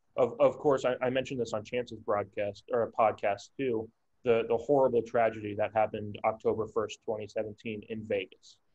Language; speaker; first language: English; native; English